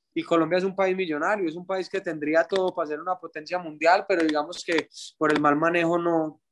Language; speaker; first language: Spanish; native; Spanish